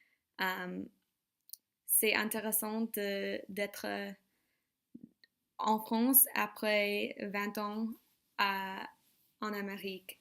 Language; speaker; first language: French; non-native, learner; English